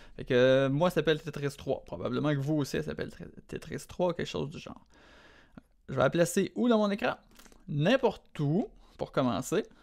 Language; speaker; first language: French; native; French